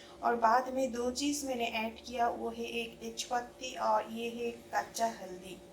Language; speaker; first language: Hindi; non-native, local second language; Bangla